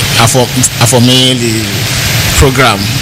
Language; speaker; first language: French; non-native, learner; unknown